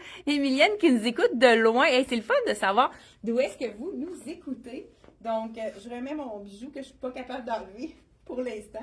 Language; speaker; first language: French; native; French